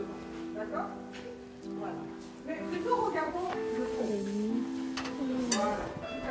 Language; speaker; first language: French; native; French